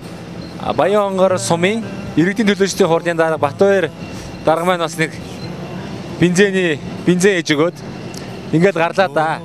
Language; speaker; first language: Mongolian; native; Mongolian